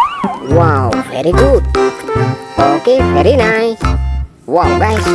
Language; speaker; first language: English; non-native, learner; Indonesian